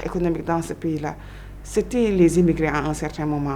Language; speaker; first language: French; non-native, local second language; Wolof